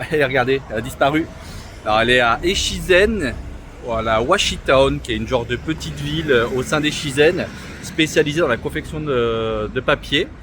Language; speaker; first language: French; native; French